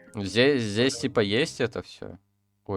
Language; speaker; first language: Russian; native; Russian